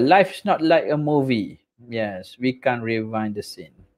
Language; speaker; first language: English; non-native, local second language; Malay